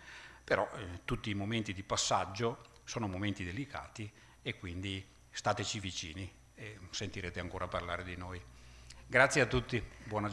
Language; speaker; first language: Italian; native; Italian